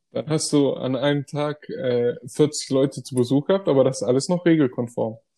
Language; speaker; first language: German; early bilingual, other home language; Greek